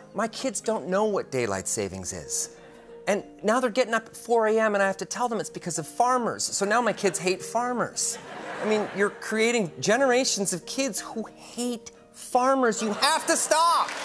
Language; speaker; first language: English; native; English